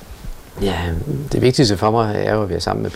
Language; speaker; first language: Danish; native; Danish